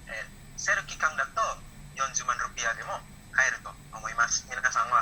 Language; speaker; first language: Japanese; non-native, learner; Indonesian